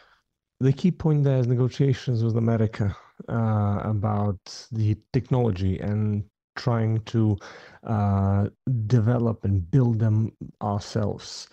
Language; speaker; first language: English; non-native, fluent; Ukrainian